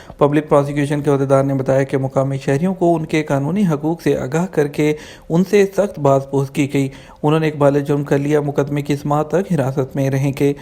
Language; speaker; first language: Urdu; native; Urdu